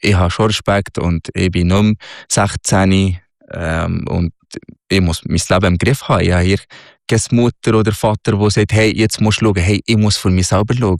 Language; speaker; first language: German; non-native, fluent; Arabic